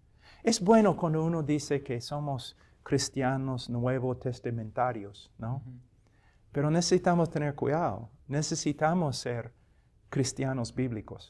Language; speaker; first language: Spanish; non-native, fluent; English